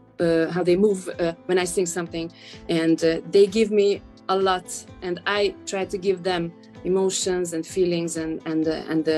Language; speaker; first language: English; non-native, fluent; Hungarian